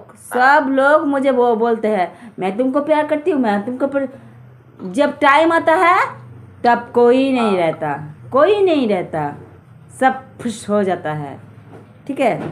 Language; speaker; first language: Hindi; non-native, local second language; Bangla